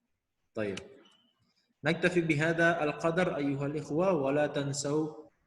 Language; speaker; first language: Arabic; non-native, fluent; Indonesian